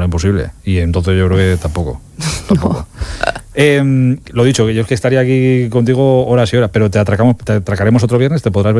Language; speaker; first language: Spanish; native; Spanish